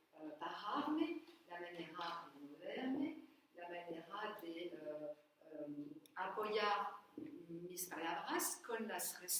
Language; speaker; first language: Spanish; non-native, learner; French